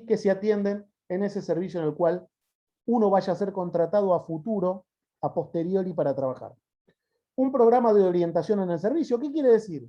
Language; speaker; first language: Spanish; native; Spanish